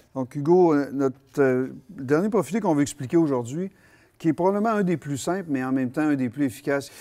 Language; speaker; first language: French; native; French